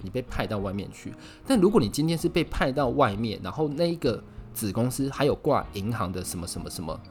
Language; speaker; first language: Chinese; native; Chinese